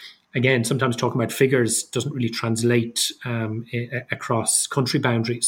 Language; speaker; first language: English; native; English